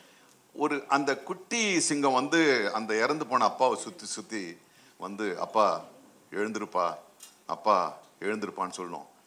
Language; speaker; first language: Tamil; native; Tamil